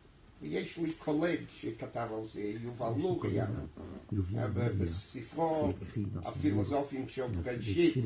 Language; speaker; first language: Hebrew; non-native, fluent; English